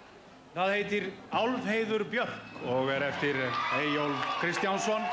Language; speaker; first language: Icelandic; native; Icelandic